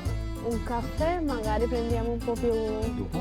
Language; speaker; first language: Italian; non-native, learner; Sinhala